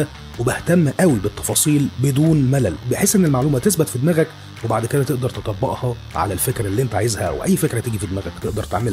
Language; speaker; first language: Arabic; native; Arabic